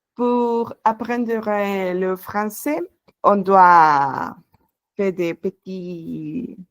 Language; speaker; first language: French; non-native, fluent; Spanish